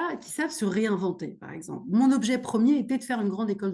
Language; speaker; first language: French; native; French